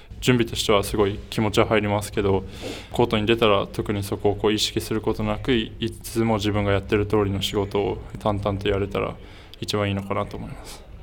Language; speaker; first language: Japanese; native; Japanese